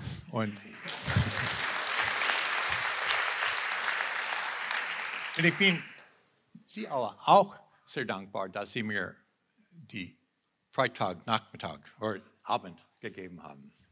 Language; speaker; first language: German; non-native, learner; English